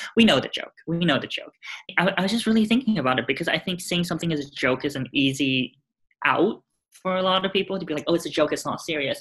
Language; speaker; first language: English; non-native, local second language; Cantonese